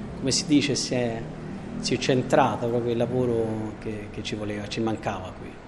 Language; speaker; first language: Italian; non-native, fluent; Albanian